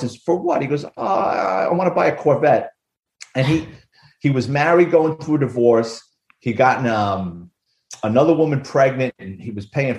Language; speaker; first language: English; native; English